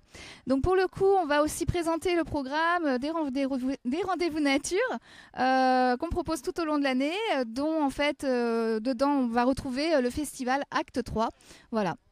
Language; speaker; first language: French; native; French